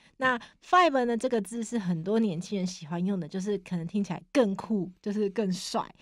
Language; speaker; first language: Chinese; native; Chinese